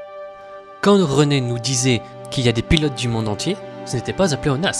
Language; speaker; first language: French; native; French